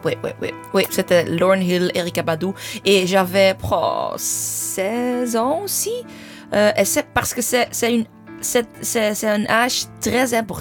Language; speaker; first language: French; non-native, fluent; English